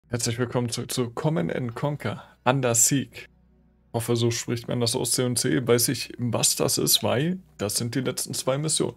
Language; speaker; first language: German; native; German